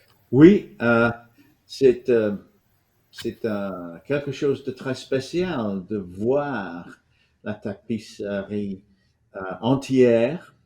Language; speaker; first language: French; non-native, fluent; English